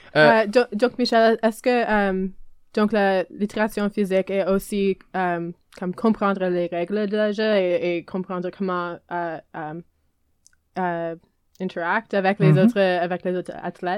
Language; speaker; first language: French; non-native, learner; English